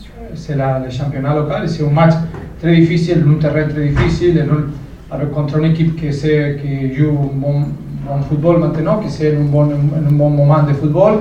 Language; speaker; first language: French; non-native, fluent; Spanish